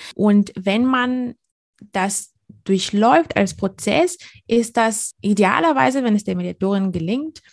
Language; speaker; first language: German; non-native, fluent; Bulgarian